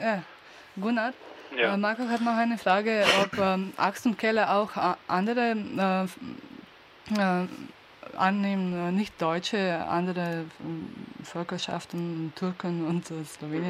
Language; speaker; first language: German; non-native, learner; Slovenian